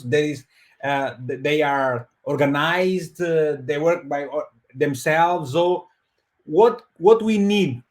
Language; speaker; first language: English; non-native, fluent; Portuguese